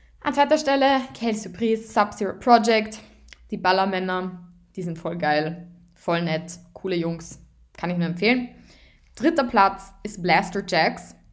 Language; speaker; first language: German; native; German